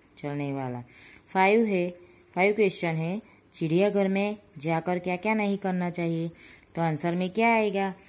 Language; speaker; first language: Hindi; non-native, local second language; Gujarati